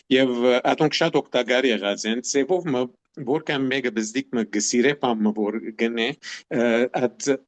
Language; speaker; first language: Armenian; native; Armenian